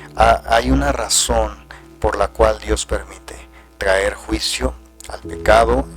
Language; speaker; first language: Spanish; native; Spanish